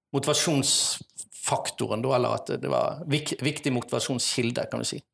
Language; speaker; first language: Norwegian; native; Norwegian